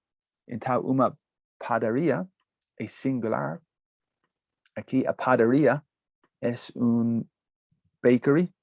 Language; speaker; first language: Portuguese; non-native, learner; English